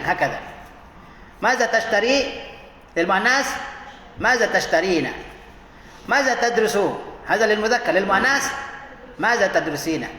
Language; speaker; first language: Arabic; non-native, fluent; Indonesian